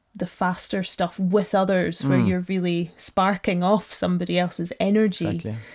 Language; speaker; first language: English; native; English